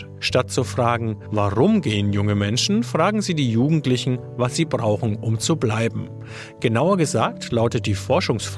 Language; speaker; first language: German; native; German